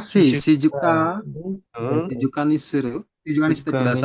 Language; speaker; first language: Japanese; non-native, learner; Indonesian